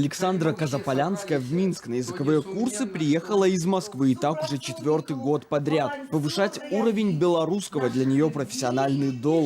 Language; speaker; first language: Russian; native; Russian